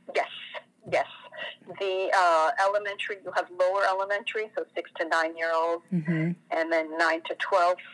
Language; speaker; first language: English; non-native, fluent; French